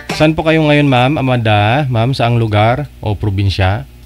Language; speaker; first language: Filipino; native; Filipino